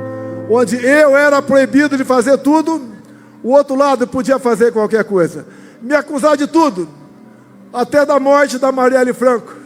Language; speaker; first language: Portuguese; native; Portuguese